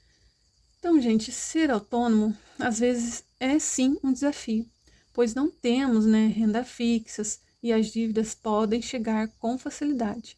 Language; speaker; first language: Portuguese; native; Portuguese